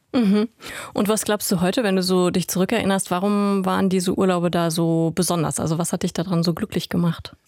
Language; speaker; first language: German; native; German